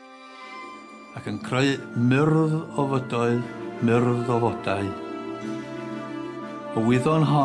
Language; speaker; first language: Welsh; native; Welsh